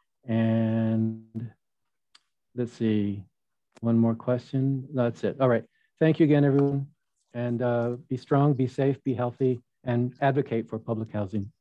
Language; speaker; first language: English; early bilingual, other home language; Spanish